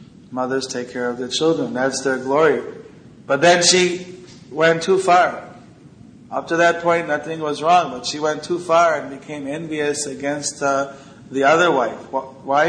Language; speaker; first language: English; native; English